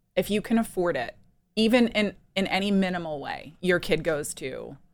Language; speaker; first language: English; native; English